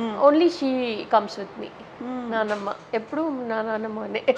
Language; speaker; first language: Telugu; non-native, learner; Tamil